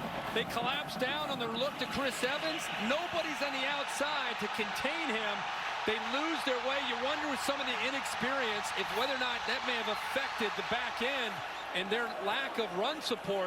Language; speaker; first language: English; native; English